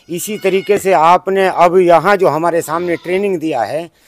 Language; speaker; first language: Hindi; native; Hindi